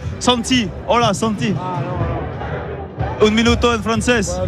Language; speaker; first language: French; native; French